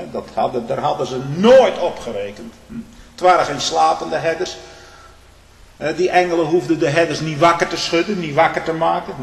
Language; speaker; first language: Dutch; native; Dutch